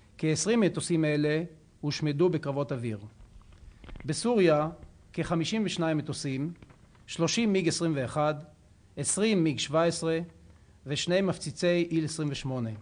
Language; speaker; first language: Hebrew; native; Hebrew